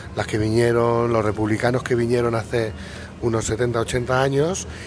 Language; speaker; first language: Spanish; native; Spanish